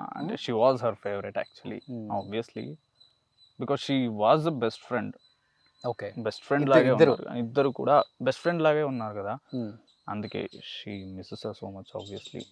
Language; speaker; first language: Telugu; non-native, learner; Kannada